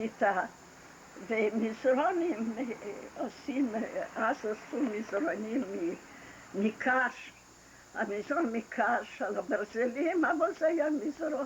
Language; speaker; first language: Hebrew; non-native, fluent; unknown